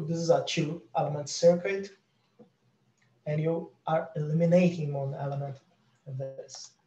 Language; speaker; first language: English; non-native, fluent; Portuguese